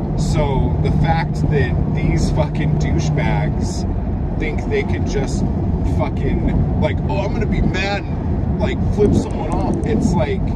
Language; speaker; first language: English; native; English